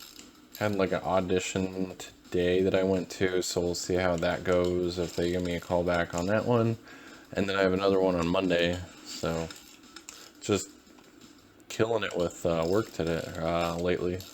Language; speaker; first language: English; native; English